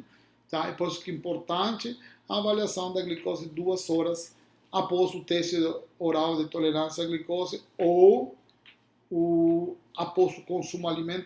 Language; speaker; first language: Portuguese; non-native, fluent; Spanish